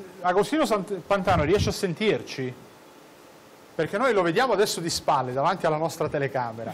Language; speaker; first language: Italian; native; Italian